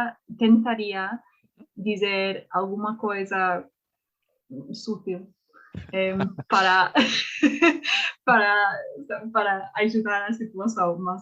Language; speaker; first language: Portuguese; non-native, learner; English